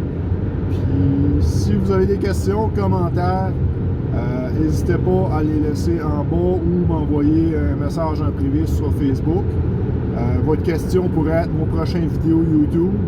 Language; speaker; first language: French; native; French